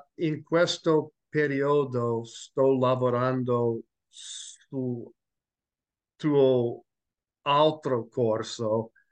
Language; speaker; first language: Italian; non-native, learner; English